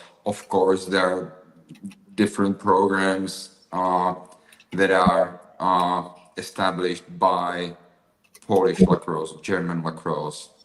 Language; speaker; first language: English; non-native, fluent; Czech